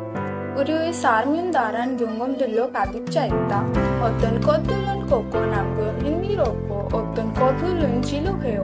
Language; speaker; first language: Korean; non-native, learner; Hindi